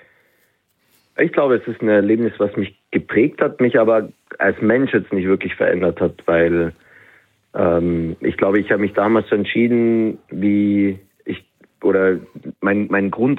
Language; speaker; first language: German; native; German